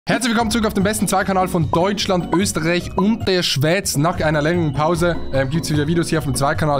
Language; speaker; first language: German; native; German